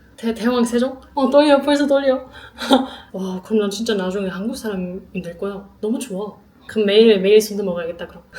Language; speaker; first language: Korean; non-native, fluent; German